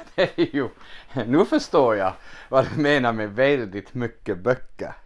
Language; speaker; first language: Swedish; non-native, fluent; German